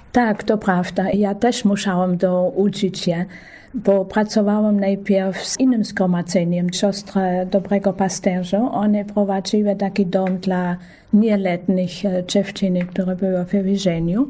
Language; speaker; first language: Polish; non-native, fluent; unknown